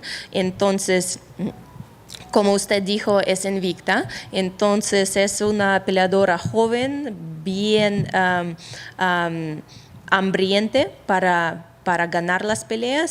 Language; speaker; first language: Spanish; non-native, fluent; Russian